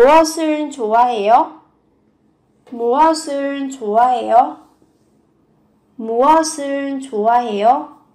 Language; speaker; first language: Korean; non-native, fluent; Vietnamese